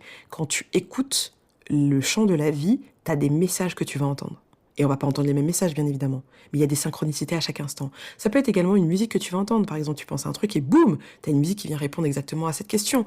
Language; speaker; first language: French; native; French